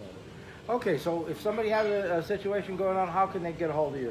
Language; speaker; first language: English; native; English